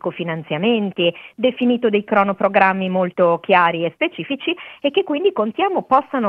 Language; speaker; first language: Italian; native; Italian